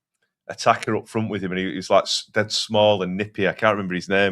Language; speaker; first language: English; native; English